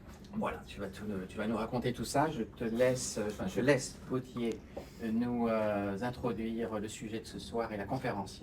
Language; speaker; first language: French; native; French